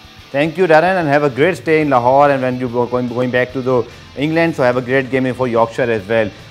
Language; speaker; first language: English; non-native, local second language; Urdu